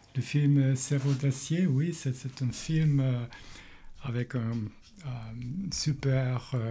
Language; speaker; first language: French; non-native, fluent; German